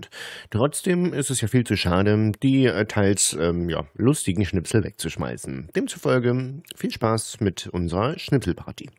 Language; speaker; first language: German; native; German